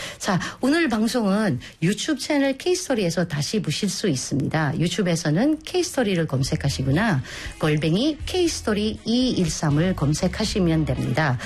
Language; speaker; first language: Korean; non-native, fluent; Filipino